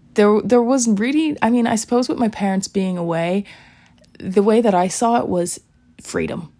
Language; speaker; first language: English; native; English